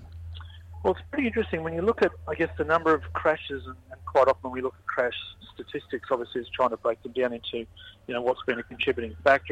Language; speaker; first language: English; native; English